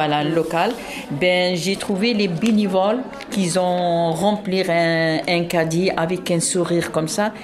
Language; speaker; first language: French; non-native, local second language; Arabic